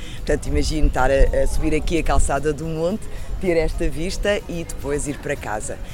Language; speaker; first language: Portuguese; early bilingual, other home language; French